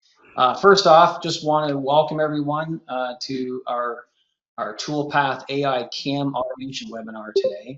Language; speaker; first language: English; native; English